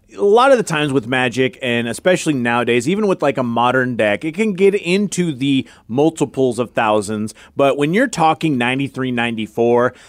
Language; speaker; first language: English; native; English